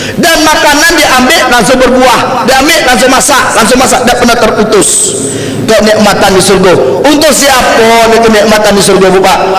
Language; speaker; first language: Malay; native; Malay